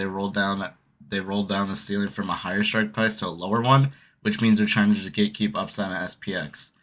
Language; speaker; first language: English; native; English